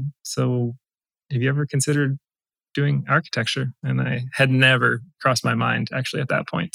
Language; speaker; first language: English; native; English